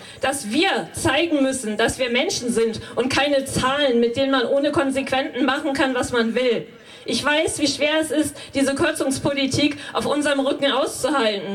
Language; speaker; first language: German; native; German